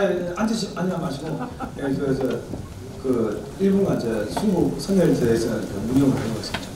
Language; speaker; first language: Korean; native; Korean